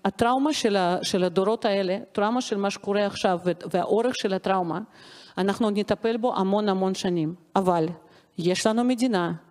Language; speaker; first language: Hebrew; non-native, fluent; Russian